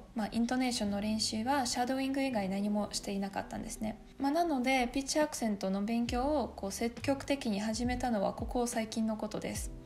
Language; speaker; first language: Japanese; non-native, fluent; Russian